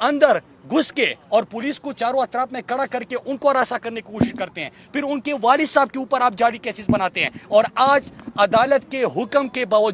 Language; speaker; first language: Urdu; native; Urdu